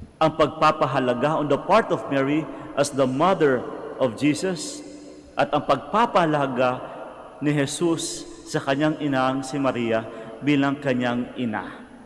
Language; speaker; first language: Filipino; non-native, local second language; Cebuano